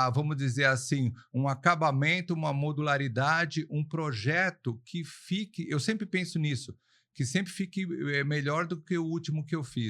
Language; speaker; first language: Portuguese; native; Portuguese